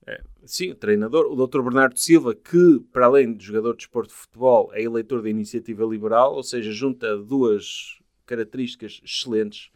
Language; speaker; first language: Portuguese; native; Portuguese